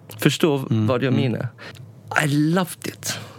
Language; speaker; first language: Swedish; non-native, learner; English